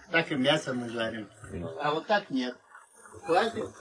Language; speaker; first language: Russian; native; Russian